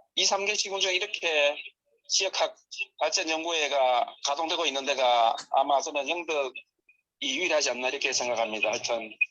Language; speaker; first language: Korean; native; Korean